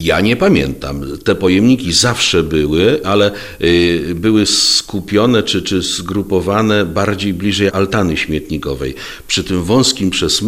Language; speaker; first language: Polish; native; Polish